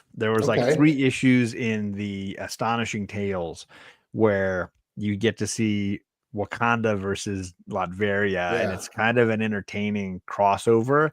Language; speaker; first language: English; native; English